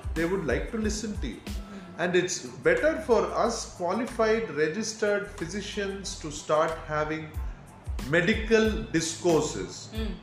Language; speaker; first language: English; non-native, local second language; Tamil